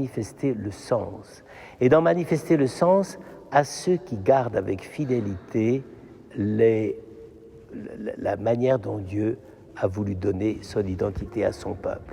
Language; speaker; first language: French; native; French